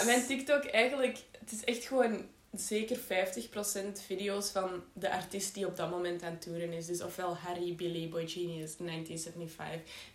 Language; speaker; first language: Dutch; native; Dutch